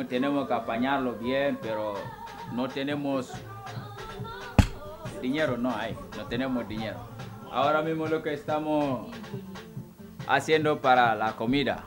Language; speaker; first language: Spanish; non-native, local second language; Wolof